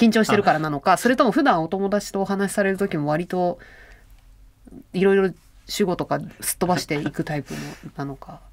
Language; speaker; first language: Japanese; native; Japanese